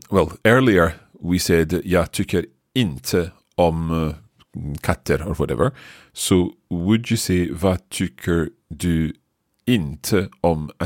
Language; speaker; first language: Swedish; non-native, learner; English